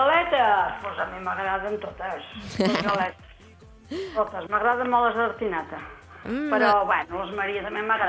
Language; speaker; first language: Catalan; non-native, local second language; Spanish